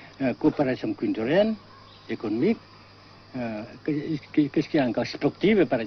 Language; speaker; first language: French; non-native, local second language; Vietnamese